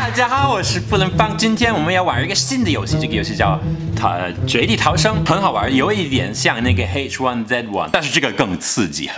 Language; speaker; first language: Chinese; non-native, fluent; English